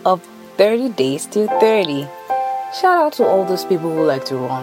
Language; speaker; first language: English; non-native, local second language; Yoruba